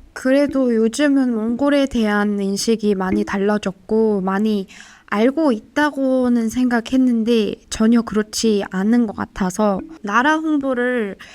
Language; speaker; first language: Korean; non-native, fluent; Mongolian